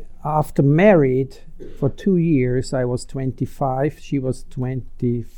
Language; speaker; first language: English; non-native, fluent; Swiss German